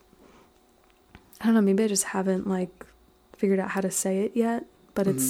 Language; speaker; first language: English; native; English